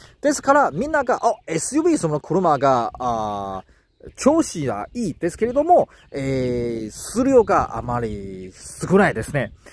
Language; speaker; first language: Japanese; non-native, learner; Chinese